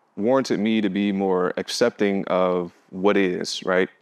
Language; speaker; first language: English; native; English